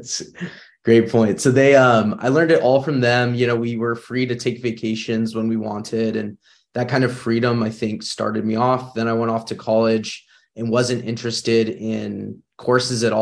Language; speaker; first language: English; native; English